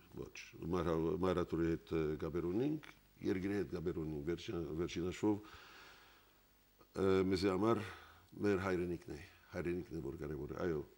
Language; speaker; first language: Armenian; early bilingual, heritage; Armenian